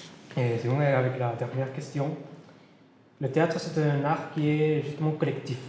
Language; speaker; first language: French; non-native, learner; Spanish